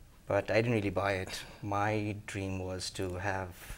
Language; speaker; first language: English; non-native, local second language; Bangla